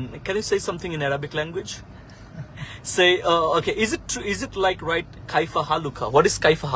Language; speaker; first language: English; non-native, fluent; Bangla